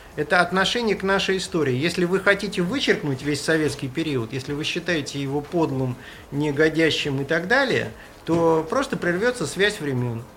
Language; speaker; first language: Russian; native; Russian